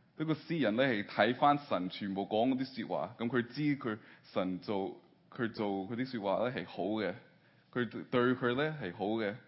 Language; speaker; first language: Cantonese; early bilingual, heritage; Cantonese